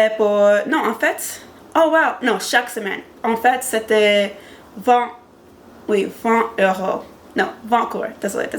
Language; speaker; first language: French; non-native, learner; English